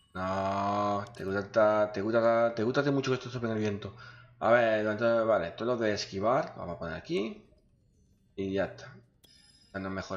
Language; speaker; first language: Spanish; native; Spanish